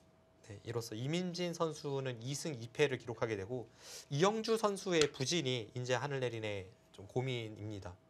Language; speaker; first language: Korean; native; Korean